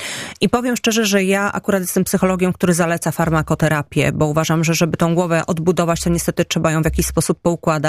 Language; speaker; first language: Polish; native; Polish